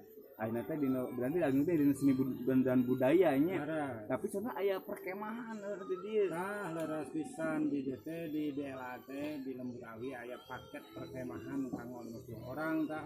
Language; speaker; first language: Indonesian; non-native, local second language; Sundanese